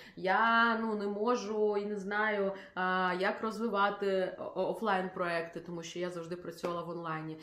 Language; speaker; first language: Ukrainian; non-native, local second language; Russian